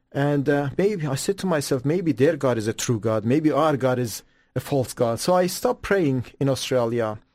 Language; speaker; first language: English; non-native, fluent; Persian